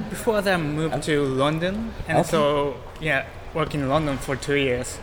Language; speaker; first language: English; non-native, learner; Japanese